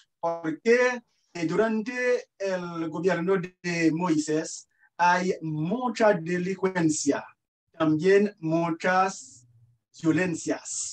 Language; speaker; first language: Spanish; non-native, fluent; Haitian Creole